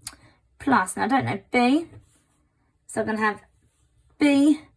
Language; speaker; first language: English; native; English